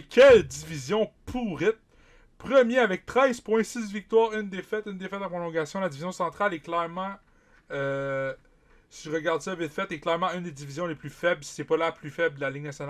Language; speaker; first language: French; native; French